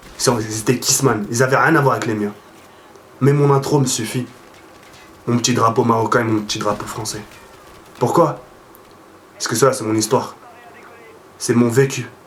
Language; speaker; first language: French; early bilingual, other home language; Arabic